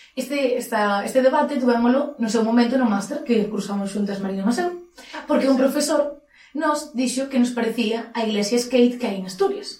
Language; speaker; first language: Galician; native; Galician